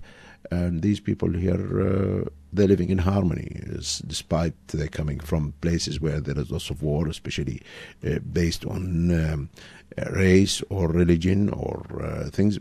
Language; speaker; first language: English; non-native, fluent; Arabic